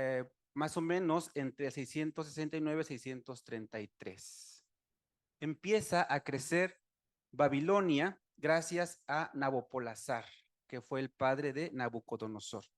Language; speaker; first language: Spanish; native; Spanish